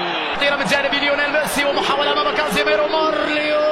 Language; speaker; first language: Arabic; native; Arabic